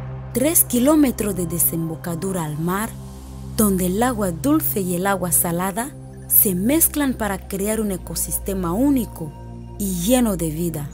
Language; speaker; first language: Spanish; native; Spanish